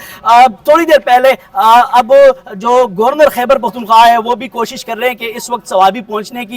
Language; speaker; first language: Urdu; non-native, local second language; Pashto